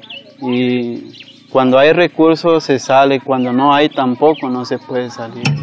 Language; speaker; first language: Spanish; non-native, local second language; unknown